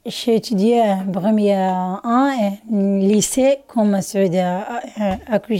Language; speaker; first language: French; non-native, learner; Somali